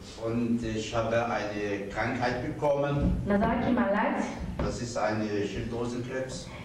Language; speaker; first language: German; non-native, learner; Arabic